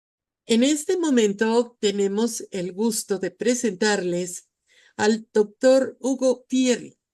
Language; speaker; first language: Spanish; native; Spanish